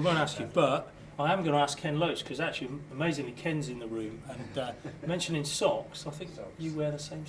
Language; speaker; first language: English; native; English